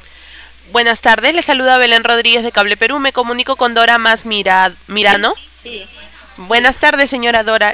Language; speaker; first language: Spanish; native; Spanish